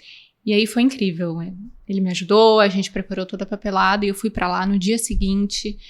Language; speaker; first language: Portuguese; native; Portuguese